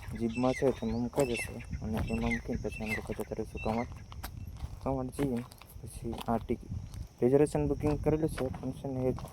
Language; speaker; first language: Gujarati; non-native, local second language; Rathawi